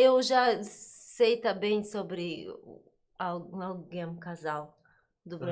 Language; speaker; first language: Portuguese; non-native, learner; Russian